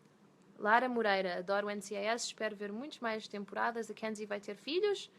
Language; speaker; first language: Portuguese; native; Portuguese